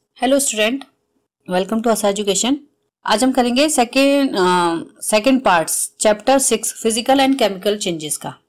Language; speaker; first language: Hindi; native; Hindi